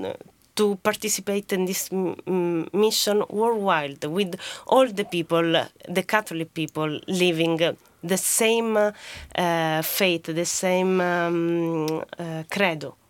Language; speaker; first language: English; non-native, fluent; Italian